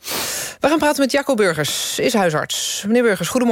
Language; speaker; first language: Dutch; native; Dutch